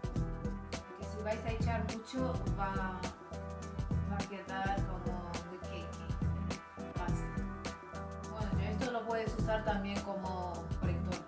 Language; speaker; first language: Spanish; non-native, fluent; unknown